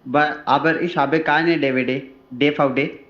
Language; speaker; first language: German; non-native, learner; Hindi